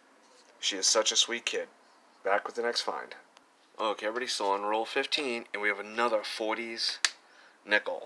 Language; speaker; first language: English; native; English